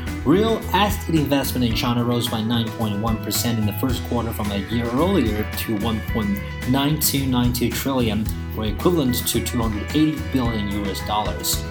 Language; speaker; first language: English; non-native, fluent; Chinese